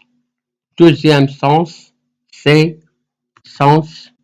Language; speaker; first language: French; non-native, fluent; Arabic